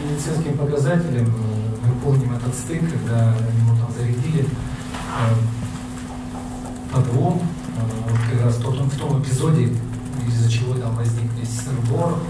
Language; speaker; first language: Russian; native; Russian